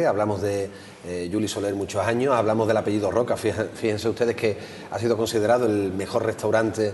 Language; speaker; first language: Spanish; native; Spanish